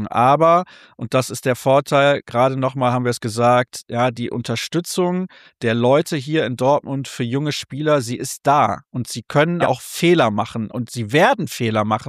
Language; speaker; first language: German; native; German